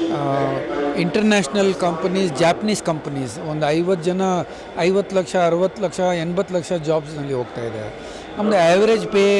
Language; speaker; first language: Kannada; non-native, fluent; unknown